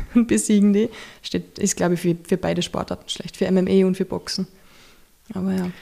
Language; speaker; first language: German; native; German